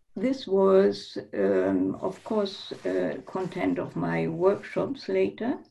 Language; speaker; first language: English; non-native, fluent; German